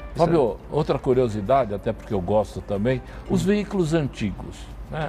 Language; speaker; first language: Portuguese; native; Portuguese